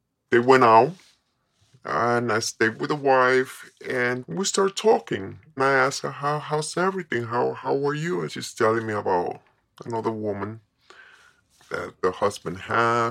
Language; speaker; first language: English; non-native, fluent; Spanish